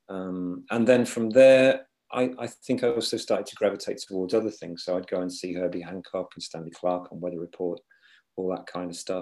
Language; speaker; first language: English; native; English